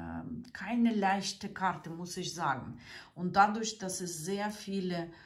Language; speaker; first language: German; non-native, fluent; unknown